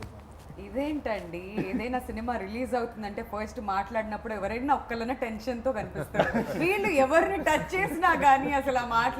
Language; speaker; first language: Telugu; native; Telugu